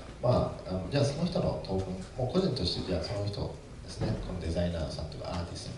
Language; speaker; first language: Japanese; native; Japanese